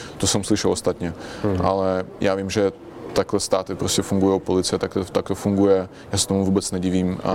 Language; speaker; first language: Czech; non-native, fluent; Russian